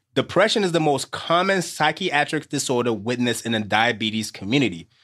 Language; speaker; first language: English; native; English